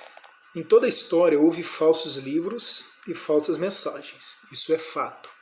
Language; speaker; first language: Portuguese; native; Portuguese